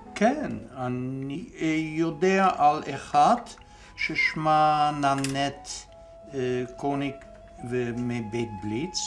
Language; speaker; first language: Hebrew; non-native, fluent; Dutch